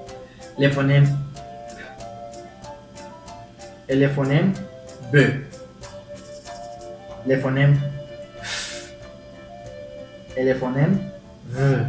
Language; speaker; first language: French; non-native, learner; Spanish